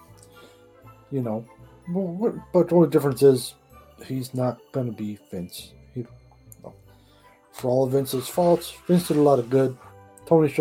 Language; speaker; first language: English; native; English